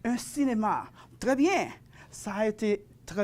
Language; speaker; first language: French; non-native, fluent; Spanish